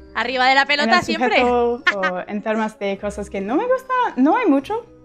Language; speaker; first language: Spanish; non-native, learner; English